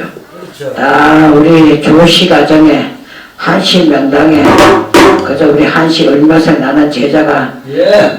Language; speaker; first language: Korean; native; Korean